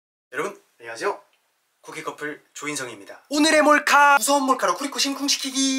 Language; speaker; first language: Korean; native; Korean